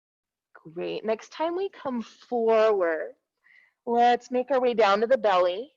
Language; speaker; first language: English; native; English